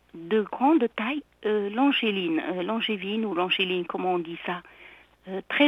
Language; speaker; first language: French; non-native, local second language; Arabic